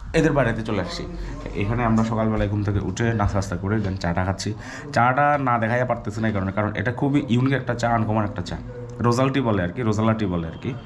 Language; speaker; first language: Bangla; non-native, local second language; Chakma